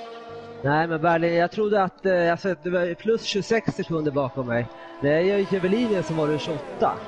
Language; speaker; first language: Swedish; native; Swedish